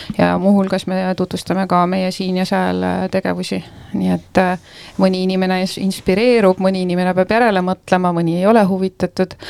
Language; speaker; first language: Estonian; native; Estonian